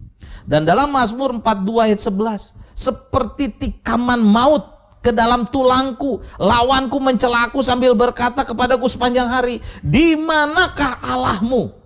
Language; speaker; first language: Indonesian; native; Indonesian